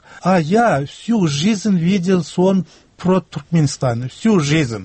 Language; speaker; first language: Russian; non-native, local second language; Turkmen